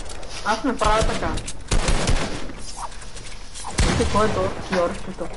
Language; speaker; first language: Bulgarian; native; Bulgarian